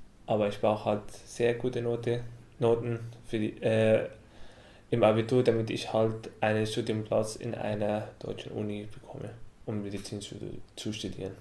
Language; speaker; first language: German; early bilingual, other home language; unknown